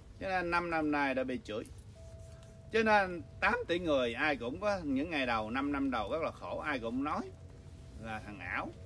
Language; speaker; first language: Vietnamese; early bilingual, other home language; English